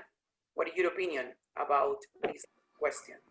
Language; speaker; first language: English; non-native, learner; Spanish